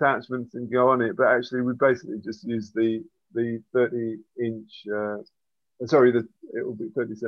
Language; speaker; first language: English; native; English